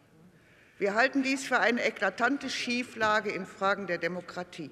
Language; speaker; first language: German; native; German